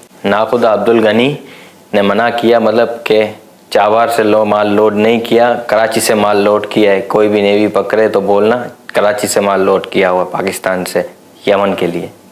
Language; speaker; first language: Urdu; non-native, local second language; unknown